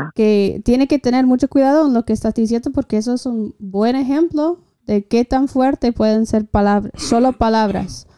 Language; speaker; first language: Spanish; non-native, fluent; English